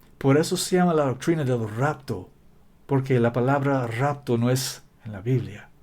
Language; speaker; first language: Spanish; non-native, fluent; English